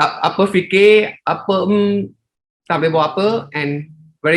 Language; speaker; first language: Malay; non-native, local second language; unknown